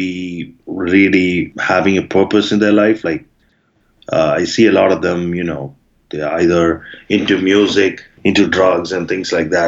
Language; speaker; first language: English; non-native, local second language; Malayalam